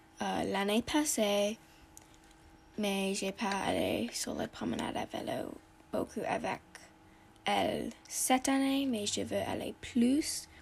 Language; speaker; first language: French; non-native, learner; English